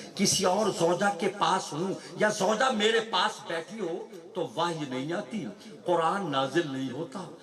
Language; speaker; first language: Urdu; non-native, local second language; Saraiki